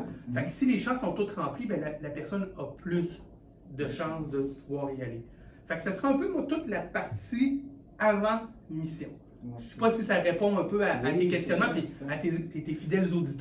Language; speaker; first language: French; native; French